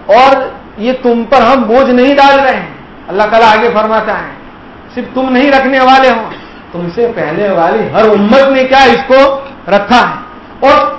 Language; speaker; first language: Urdu; non-native, local second language; Gujarati